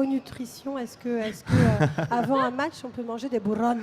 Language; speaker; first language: French; native; French